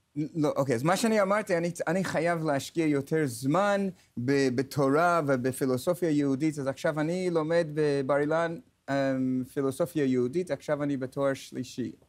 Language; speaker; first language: Hebrew; non-native, fluent; English